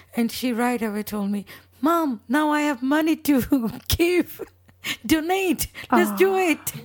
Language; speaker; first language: English; non-native, local second language; Bangla